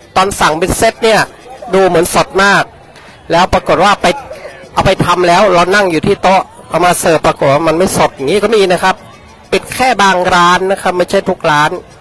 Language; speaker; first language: Thai; native; Thai